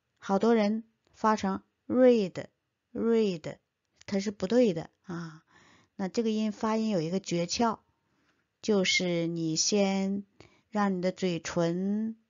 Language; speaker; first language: Chinese; native; Chinese